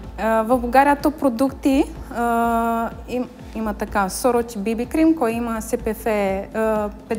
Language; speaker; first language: Bulgarian; non-native, learner; Romanian